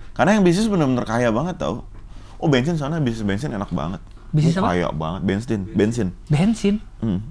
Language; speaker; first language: Indonesian; early bilingual, other home language; Fula